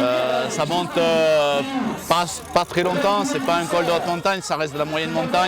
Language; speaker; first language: French; native; French